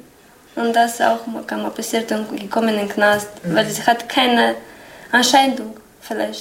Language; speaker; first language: German; non-native, learner; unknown